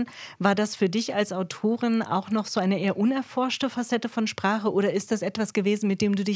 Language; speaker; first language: German; native; German